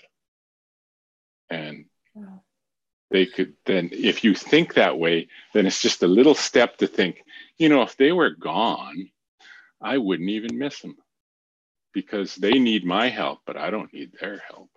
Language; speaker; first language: English; native; English